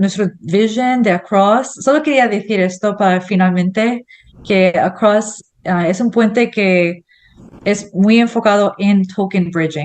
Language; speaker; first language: Spanish; non-native, fluent; English